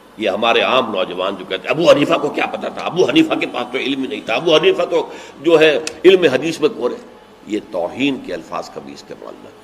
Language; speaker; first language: Urdu; native; Urdu